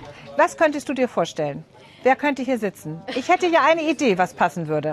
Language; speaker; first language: German; native; German